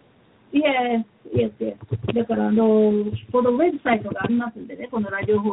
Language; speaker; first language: Japanese; native; Japanese